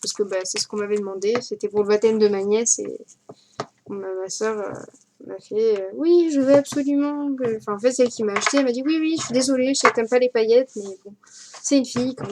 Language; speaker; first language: French; native; French